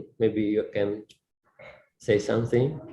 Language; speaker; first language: English; non-native, learner; Indonesian